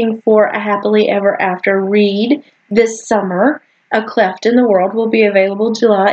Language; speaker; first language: English; native; English